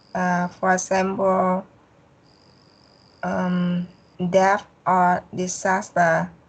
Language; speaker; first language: English; non-native, learner; Vietnamese